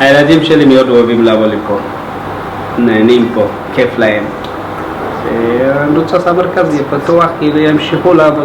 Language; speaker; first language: Hebrew; non-native, fluent; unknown